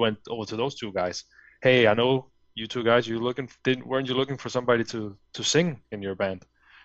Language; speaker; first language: English; non-native, fluent; Danish